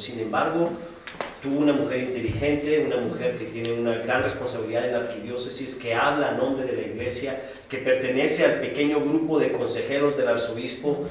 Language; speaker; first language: Spanish; native; Spanish